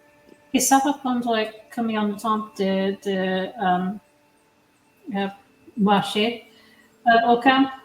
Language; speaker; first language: French; non-native, fluent; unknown